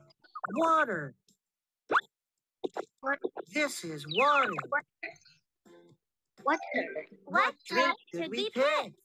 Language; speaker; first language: English; non-native, learner; Vietnamese